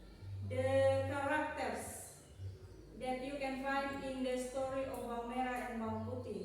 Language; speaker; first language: English; non-native, local second language; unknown